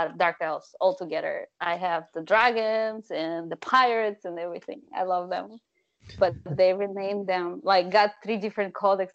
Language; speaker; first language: English; non-native, fluent; Russian